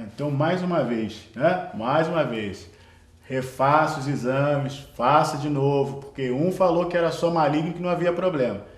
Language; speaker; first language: Portuguese; native; Portuguese